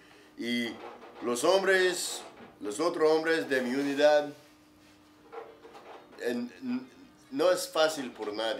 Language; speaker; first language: Spanish; non-native, learner; English